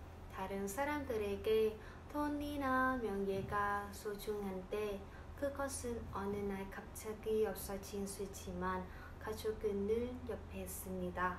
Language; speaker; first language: Korean; non-native, learner; Vietnamese